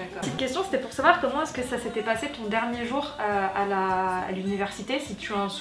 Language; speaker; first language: French; native; French